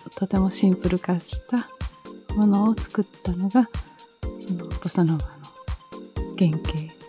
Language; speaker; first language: Japanese; early bilingual, heritage; Japanese